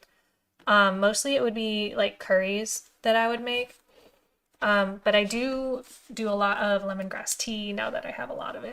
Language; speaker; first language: English; native; English